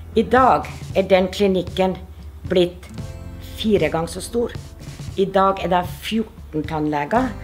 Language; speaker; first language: Norwegian; non-native, fluent; Finnish